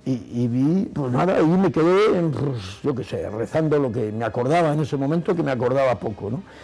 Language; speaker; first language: Spanish; native; Spanish